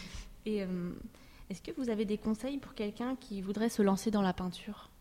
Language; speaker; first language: French; native; French